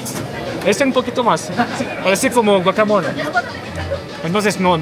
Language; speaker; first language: Spanish; non-native, learner; French